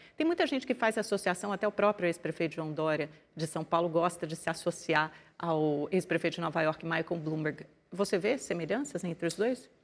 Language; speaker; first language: Portuguese; native; Portuguese